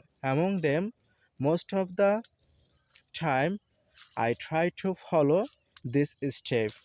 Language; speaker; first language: English; non-native, learner; Bangla